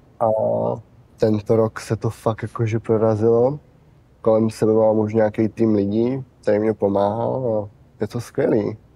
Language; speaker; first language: Czech; early bilingual, heritage; Czech